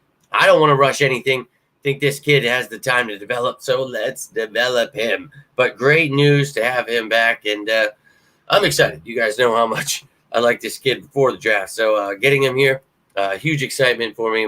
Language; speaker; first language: English; native; English